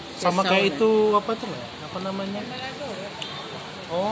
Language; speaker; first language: Indonesian; native; Indonesian